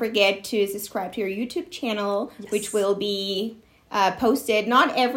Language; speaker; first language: English; non-native, fluent; Spanish